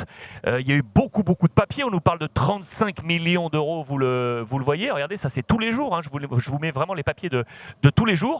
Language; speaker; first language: French; native; French